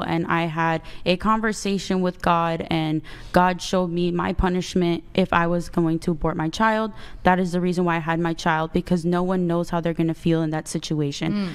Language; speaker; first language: English; early bilingual, other home language; Portuguese